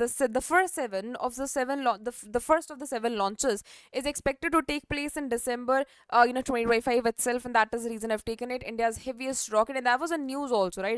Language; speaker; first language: English; non-native, local second language; Hindi